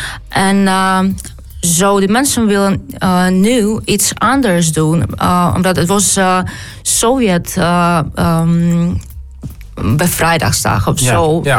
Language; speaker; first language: Dutch; non-native, learner; Ukrainian